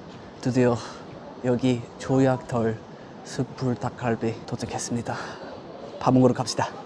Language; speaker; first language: Korean; non-native, learner; English